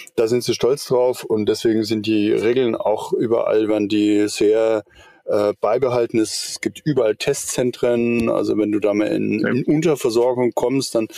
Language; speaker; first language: German; native; German